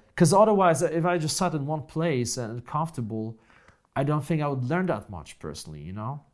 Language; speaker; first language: English; non-native, fluent; Polish